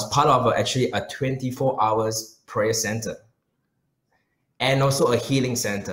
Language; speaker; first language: English; non-native, local second language; Chinese